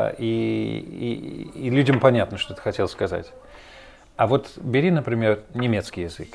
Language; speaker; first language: Russian; non-native, fluent; English